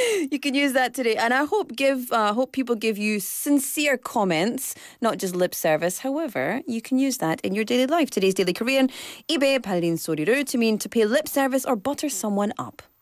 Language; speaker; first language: English; native; English